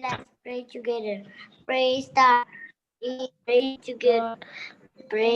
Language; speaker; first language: English; non-native, learner; Indonesian